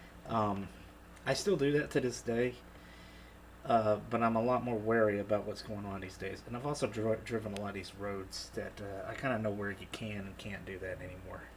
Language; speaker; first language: English; native; English